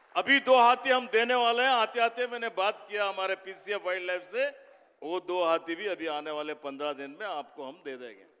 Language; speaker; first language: Hindi; non-native, local second language; Kannada